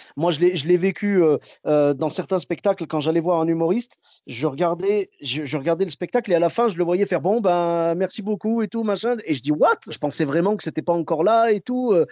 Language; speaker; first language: French; early bilingual, other home language; Arabic